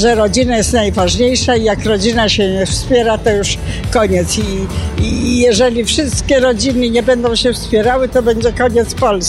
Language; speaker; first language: Polish; native; Polish